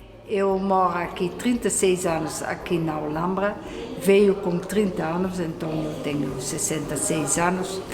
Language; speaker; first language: Portuguese; non-native, fluent; Dutch